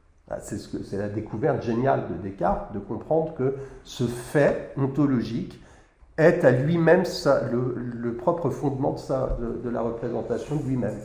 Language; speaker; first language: French; native; French